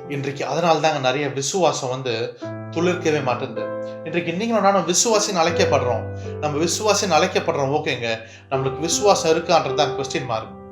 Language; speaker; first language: Tamil; early bilingual, heritage; Tamil